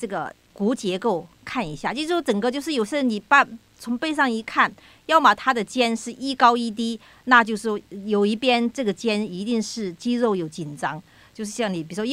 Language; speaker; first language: Chinese; native; Chinese